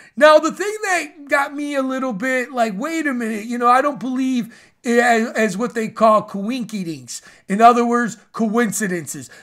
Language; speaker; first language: English; native; English